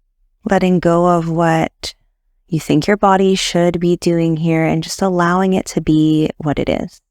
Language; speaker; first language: English; native; English